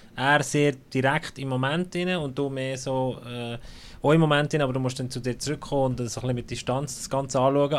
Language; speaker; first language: German; native; German